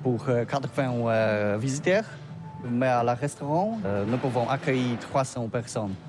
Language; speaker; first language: French; non-native, learner; Polish